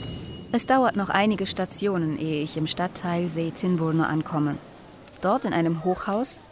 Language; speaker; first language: German; native; German